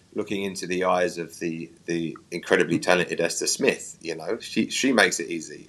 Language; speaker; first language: English; native; English